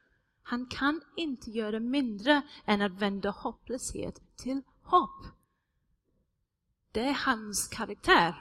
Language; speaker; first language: Swedish; non-native, fluent; English